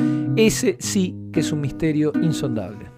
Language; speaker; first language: Spanish; native; Spanish